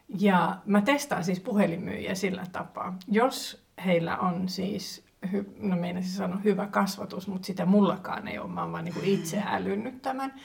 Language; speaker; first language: Finnish; non-native, local second language; Swedish